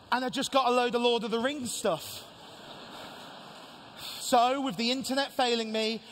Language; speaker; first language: English; native; English